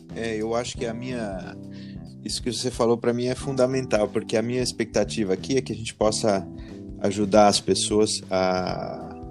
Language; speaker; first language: Portuguese; native; Portuguese